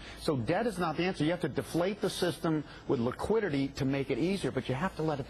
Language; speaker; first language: English; native; English